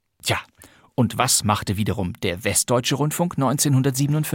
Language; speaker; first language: German; native; German